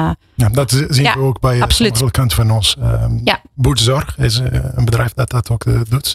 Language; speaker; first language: Dutch; non-native, fluent; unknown